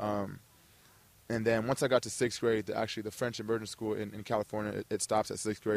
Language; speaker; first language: English; early bilingual, other home language; German